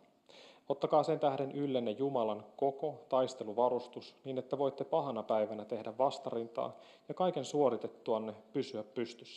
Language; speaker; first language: Finnish; native; Finnish